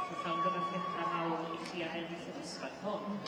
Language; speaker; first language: Welsh; native; Welsh